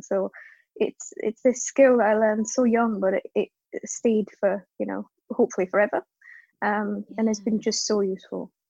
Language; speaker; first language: English; native; English